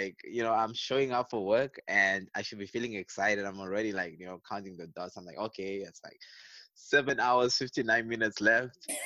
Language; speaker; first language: English; non-native, local second language; Shona